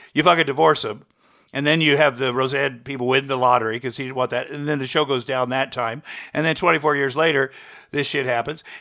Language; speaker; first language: English; native; English